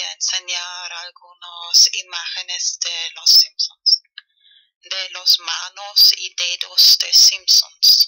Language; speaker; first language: Spanish; non-native, fluent; German